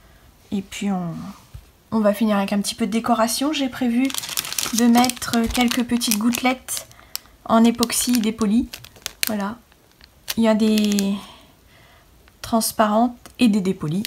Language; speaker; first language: French; native; French